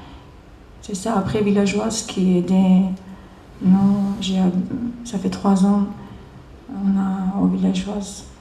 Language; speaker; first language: French; non-native, learner; Georgian